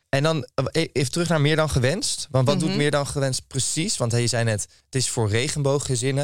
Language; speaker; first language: Dutch; native; Dutch